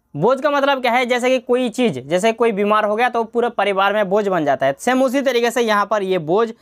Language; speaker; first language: Hindi; non-native, local second language; Bangla